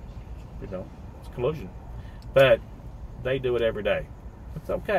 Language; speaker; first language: English; native; English